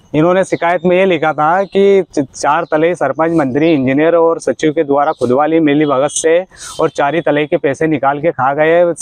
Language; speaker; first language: Hindi; native; Hindi